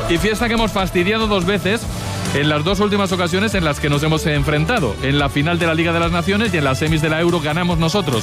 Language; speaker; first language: Spanish; native; Spanish